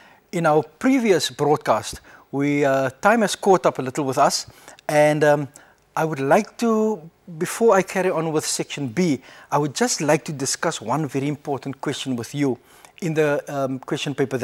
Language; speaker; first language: English; non-native, local second language; Afrikaans